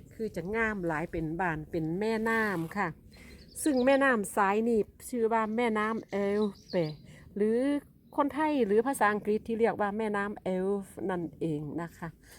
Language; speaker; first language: Thai; non-native, local second language; Northeastern Thai